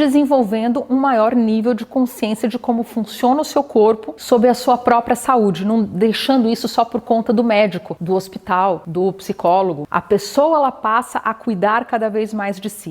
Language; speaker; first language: Portuguese; native; Portuguese